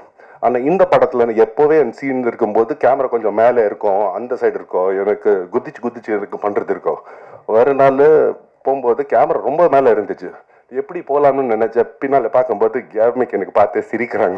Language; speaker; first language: Tamil; non-native, local second language; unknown